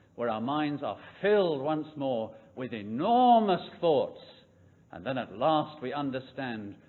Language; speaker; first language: English; native; English